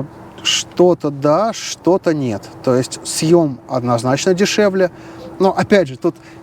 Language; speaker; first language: Russian; native; Russian